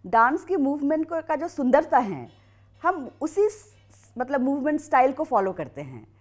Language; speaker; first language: Hindi; native; Hindi